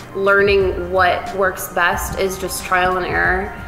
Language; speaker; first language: English; native; English